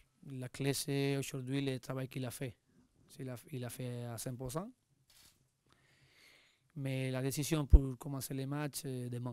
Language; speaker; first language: French; non-native, learner; Spanish